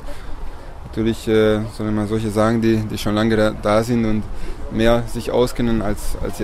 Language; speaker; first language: German; non-native, learner; Hungarian